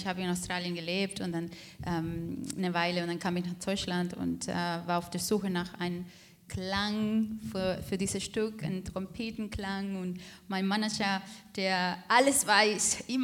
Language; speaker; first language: German; non-native, fluent; Spanish